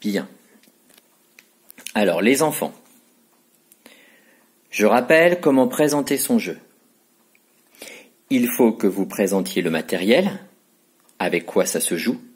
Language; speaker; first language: French; native; French